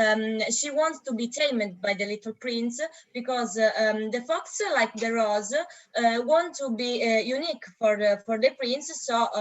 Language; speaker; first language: English; non-native, learner; Italian